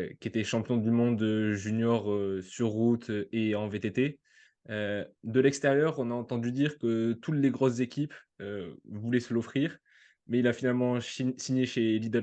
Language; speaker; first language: French; native; French